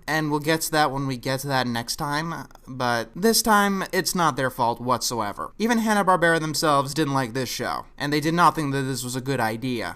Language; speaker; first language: English; native; English